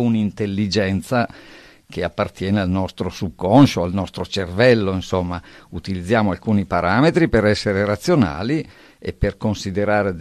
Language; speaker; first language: Italian; native; Italian